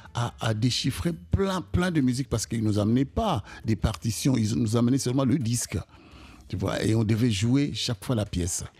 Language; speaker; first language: French; non-native, local second language; Kongo